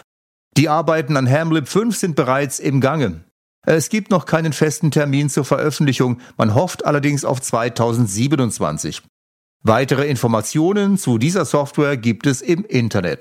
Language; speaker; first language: German; native; German